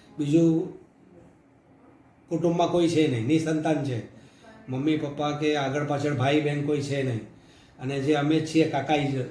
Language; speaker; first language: Gujarati; non-native, local second language; Kachhi